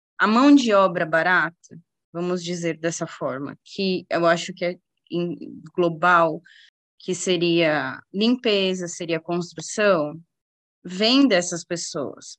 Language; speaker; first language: Portuguese; native; Portuguese